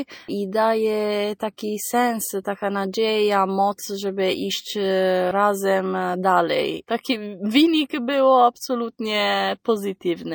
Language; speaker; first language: Polish; non-native, fluent; Italian